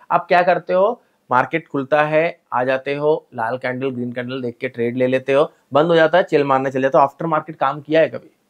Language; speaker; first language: Hindi; native; Hindi